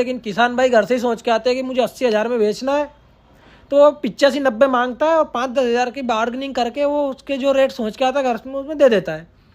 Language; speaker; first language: Hindi; native; Hindi